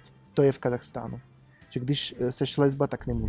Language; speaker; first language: Czech; non-native, fluent; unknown